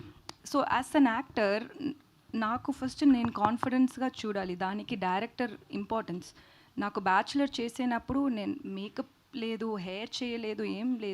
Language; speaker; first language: Telugu; non-native, learner; Tamil